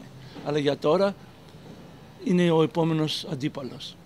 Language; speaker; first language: Greek; early bilingual, heritage; Greek